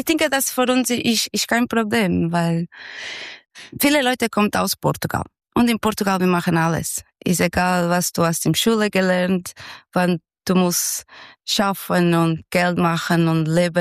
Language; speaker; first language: German; non-native, learner; Portuguese